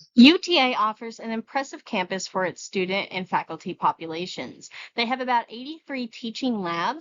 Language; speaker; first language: English; native; English